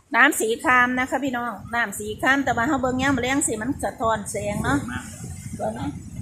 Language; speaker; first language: Thai; native; Thai